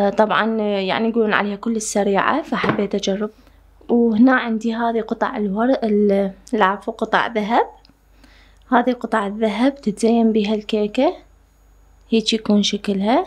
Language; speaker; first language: Arabic; native; Arabic